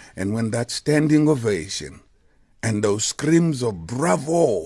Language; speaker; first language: English; non-native, local second language; Xhosa